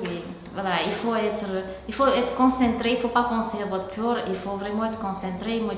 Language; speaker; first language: French; non-native, fluent; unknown